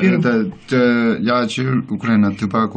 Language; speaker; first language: Russian; non-native, learner; Korean